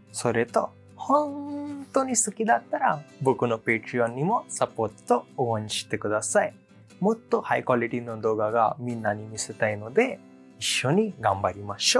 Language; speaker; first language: Japanese; non-native, learner; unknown